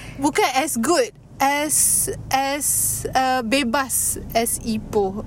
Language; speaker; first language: English; non-native, local second language; Malay